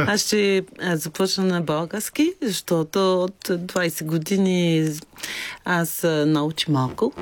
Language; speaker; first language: Bulgarian; non-native, learner; French